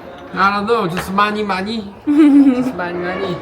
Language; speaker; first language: English; non-native, learner; Korean